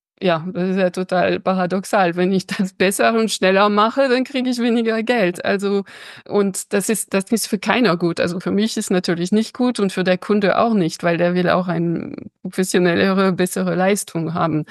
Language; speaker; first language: German; non-native, fluent; French